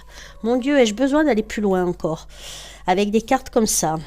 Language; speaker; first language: French; native; French